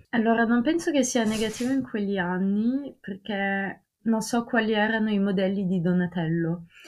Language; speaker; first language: Italian; non-native, fluent; Russian